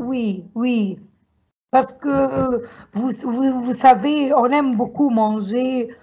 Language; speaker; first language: French; non-native, learner; Arabic